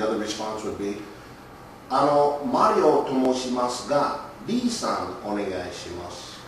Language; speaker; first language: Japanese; non-native, fluent; English